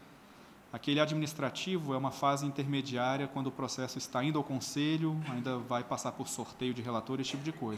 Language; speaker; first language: Portuguese; native; Portuguese